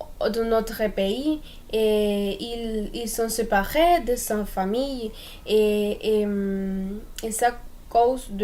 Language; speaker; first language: French; non-native, learner; Spanish